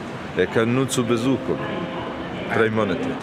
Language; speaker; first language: German; non-native, learner; Bosnian